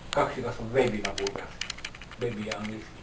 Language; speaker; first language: Bulgarian; non-native, learner; Finnish